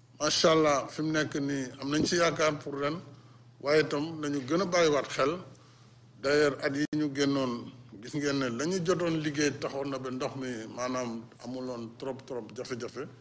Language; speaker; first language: Wolof; non-native, local second language; Fula